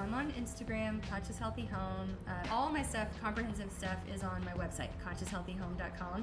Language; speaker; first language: English; native; English